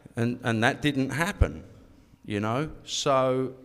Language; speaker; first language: English; native; English